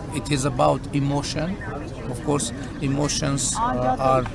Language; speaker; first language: English; non-native, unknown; Armenian